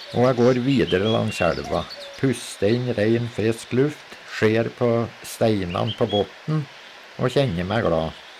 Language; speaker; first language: Norwegian; native; Norwegian